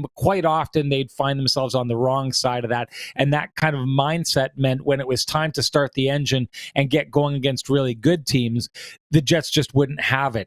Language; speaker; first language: English; native; English